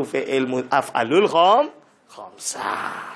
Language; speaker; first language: Arabic; non-native, fluent; Malay